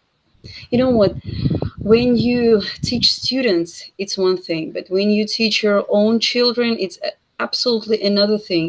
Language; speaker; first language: English; non-native, fluent; Russian